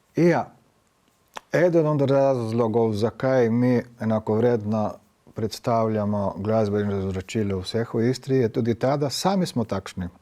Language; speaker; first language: Slovenian; native; Slovenian